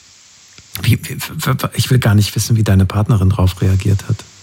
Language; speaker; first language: German; native; German